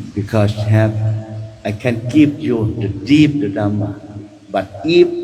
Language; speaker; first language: English; non-native, learner; Thai